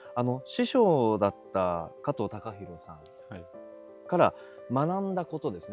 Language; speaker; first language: Japanese; native; Japanese